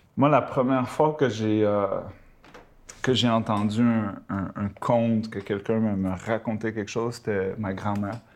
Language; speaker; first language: French; early bilingual, other home language; Spanish